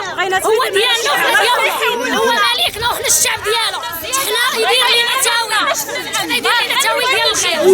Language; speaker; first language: Arabic; native; Arabic